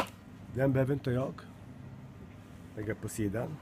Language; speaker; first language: Swedish; non-native, learner; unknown